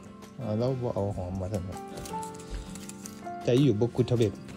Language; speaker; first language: Japanese; non-native, learner; Thai